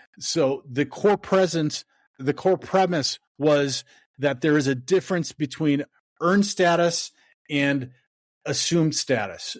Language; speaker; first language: English; native; English